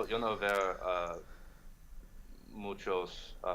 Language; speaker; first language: Spanish; non-native, learner; English